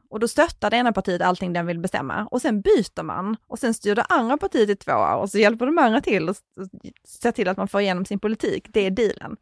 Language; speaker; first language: Swedish; native; Swedish